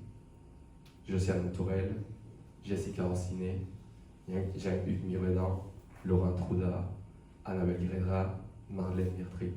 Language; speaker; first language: French; non-native, fluent; Spanish